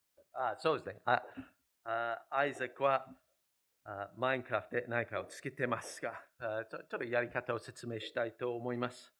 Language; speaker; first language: Japanese; non-native, fluent; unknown